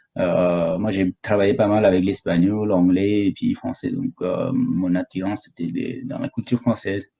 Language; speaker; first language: French; non-native, fluent; Nepali